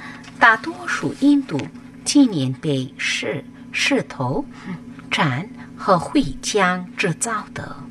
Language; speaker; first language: Chinese; non-native, learner; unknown